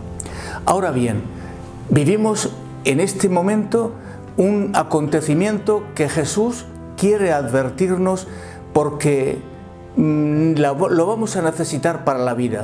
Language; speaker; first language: Spanish; native; Spanish